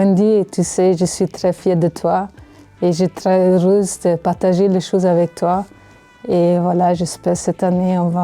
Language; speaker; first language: French; non-native, fluent; Hungarian